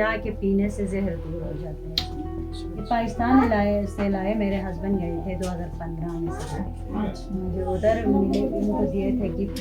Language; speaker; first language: Hindi; non-native, local second language; Balti